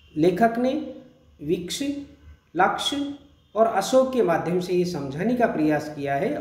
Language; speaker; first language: Hindi; native; Hindi